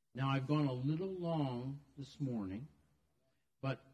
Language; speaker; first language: English; native; English